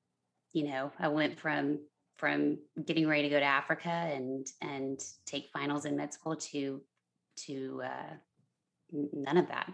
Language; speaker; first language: English; native; English